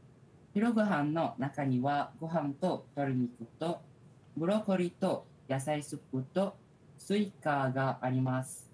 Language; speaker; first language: Japanese; non-native, learner; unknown